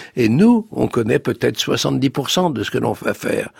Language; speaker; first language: French; native; French